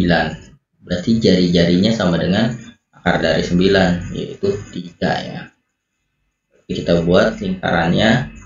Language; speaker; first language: Indonesian; native; Indonesian